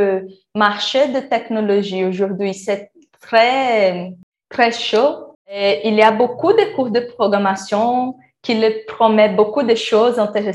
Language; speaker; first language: French; non-native, learner; Portuguese